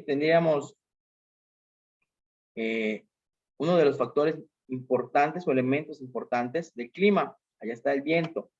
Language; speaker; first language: Spanish; native; Spanish